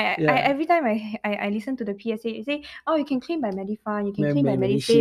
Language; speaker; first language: English; non-native, local second language; Chinese